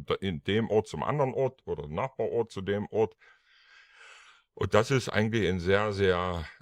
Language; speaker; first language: German; non-native, local second language; Upper Sorbian